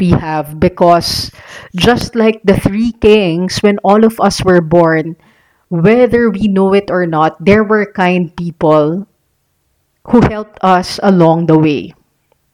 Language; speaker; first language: English; non-native, local second language; Filipino